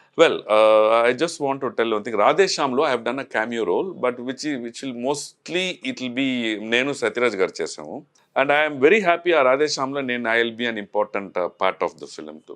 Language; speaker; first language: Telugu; native; Telugu